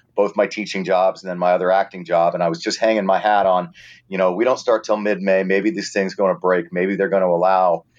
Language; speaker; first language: English; native; English